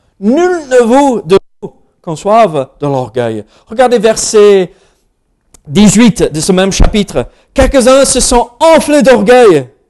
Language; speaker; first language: French; non-native, fluent; English